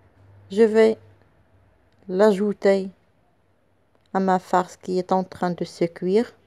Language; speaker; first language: French; non-native, local second language; Arabic